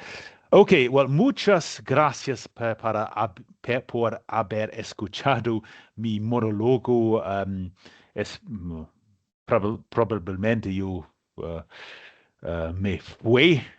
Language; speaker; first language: Spanish; non-native, learner; English